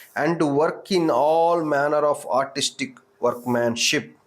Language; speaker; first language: English; non-native, local second language; Telugu